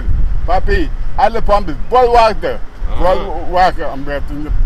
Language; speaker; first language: Dutch; non-native, local second language; Papiamento